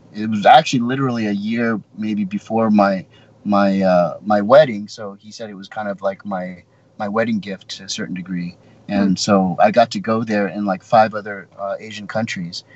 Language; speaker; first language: English; native; English